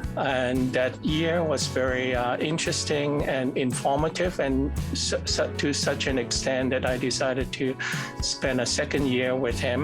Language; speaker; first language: English; non-native, fluent; Cantonese